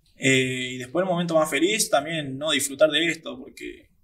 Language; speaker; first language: Spanish; native; Spanish